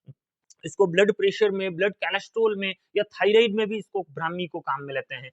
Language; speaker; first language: Hindi; native; Hindi